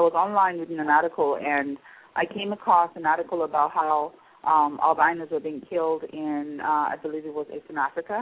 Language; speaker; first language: English; non-native, local second language; Yoruba